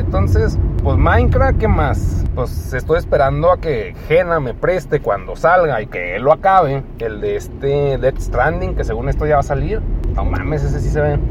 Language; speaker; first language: Spanish; native; Spanish